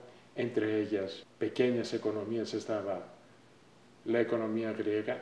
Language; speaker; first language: Spanish; non-native, fluent; Greek